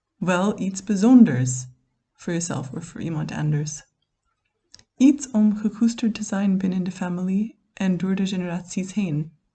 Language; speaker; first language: Dutch; non-native, fluent; English